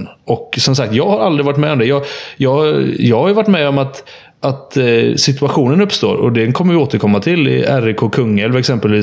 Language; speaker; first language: Swedish; native; Swedish